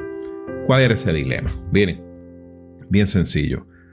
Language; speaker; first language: Spanish; native; Spanish